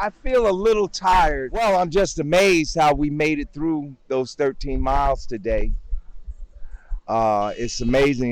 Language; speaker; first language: English; native; English